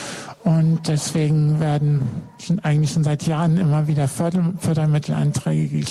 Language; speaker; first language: German; native; German